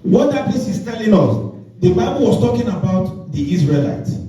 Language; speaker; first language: English; non-native, local second language; Yoruba